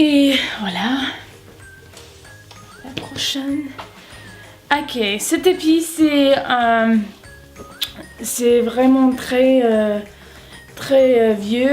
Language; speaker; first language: French; non-native, learner; English